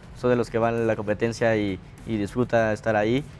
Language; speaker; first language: Spanish; native; Spanish